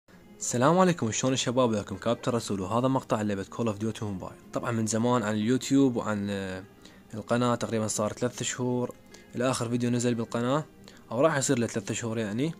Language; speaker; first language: Arabic; native; Arabic